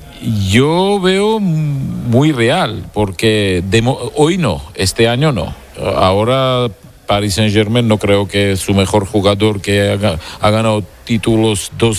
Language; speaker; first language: Spanish; non-native, fluent; Georgian